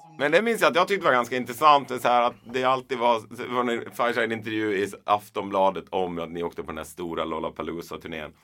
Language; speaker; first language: Swedish; native; Swedish